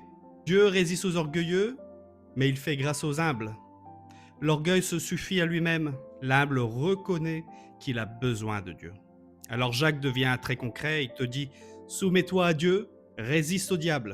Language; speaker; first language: French; native; French